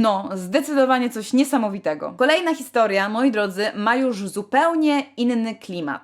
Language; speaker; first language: Polish; native; Polish